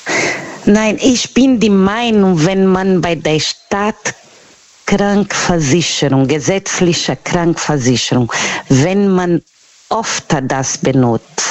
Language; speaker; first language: German; non-native, learner; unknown